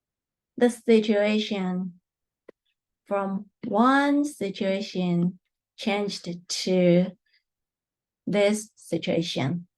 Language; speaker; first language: English; non-native, fluent; Chinese